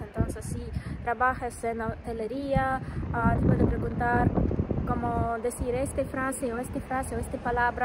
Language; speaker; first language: Spanish; non-native, fluent; Russian